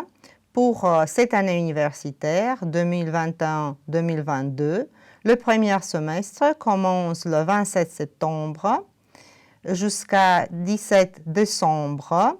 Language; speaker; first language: French; non-native, fluent; Romanian